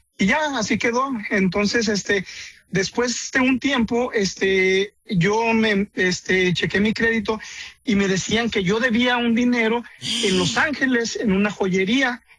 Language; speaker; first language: Spanish; native; Spanish